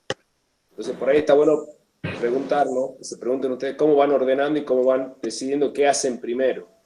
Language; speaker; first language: Spanish; native; Spanish